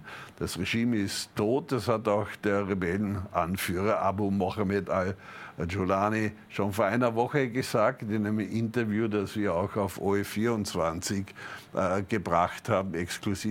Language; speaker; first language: German; native; German